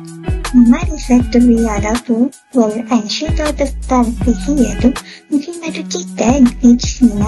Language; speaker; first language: Arabic; non-native, learner; Malay